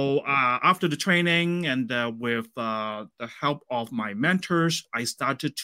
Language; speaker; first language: English; non-native, local second language; Cantonese